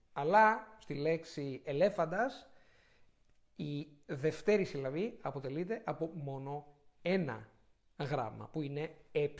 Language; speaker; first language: Greek; non-native, fluent; Italian